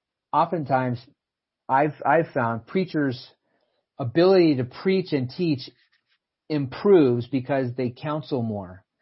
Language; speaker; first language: English; native; English